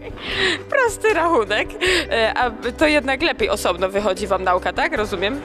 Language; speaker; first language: Polish; native; Polish